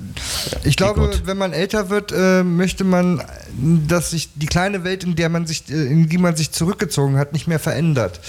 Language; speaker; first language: German; native; German